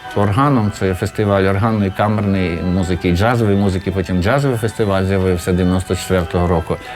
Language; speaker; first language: Ukrainian; native; Ukrainian